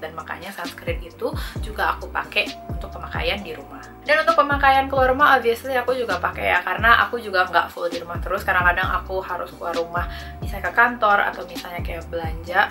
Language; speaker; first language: Indonesian; native; Indonesian